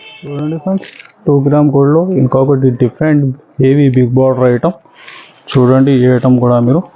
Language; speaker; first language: Telugu; non-native, local second language; Urdu